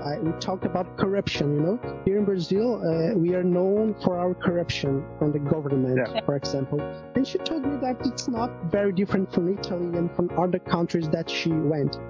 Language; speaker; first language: English; non-native, fluent; Portuguese